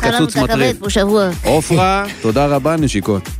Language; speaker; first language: Hebrew; native; Hebrew